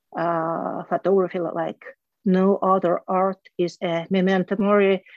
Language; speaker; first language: English; non-native, fluent; Russian